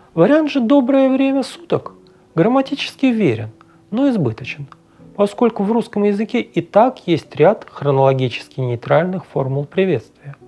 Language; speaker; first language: Russian; native; Russian